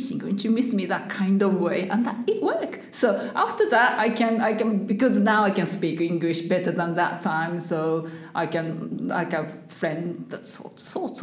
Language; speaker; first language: English; non-native, learner; Japanese